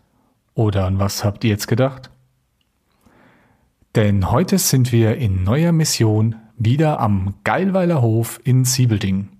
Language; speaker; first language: German; native; German